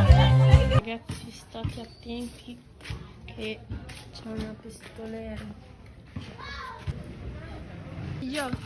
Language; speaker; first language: Italian; early bilingual, other home language; Filipino